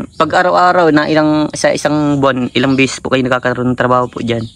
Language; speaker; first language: Filipino; non-native, local second language; Bikol